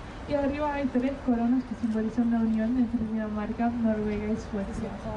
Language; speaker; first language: Spanish; non-native, fluent; Danish